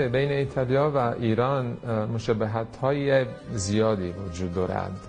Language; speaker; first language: Persian; non-native, fluent; Italian